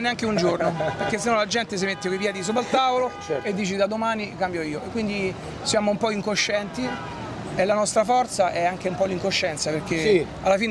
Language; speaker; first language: Italian; native; Italian